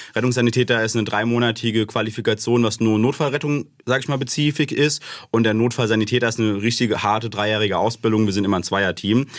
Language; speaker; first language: German; native; German